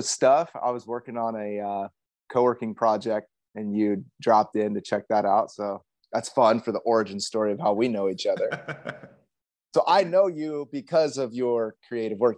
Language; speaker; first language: English; native; English